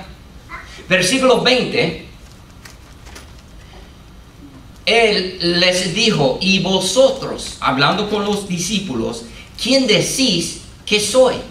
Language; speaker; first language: Spanish; non-native, fluent; English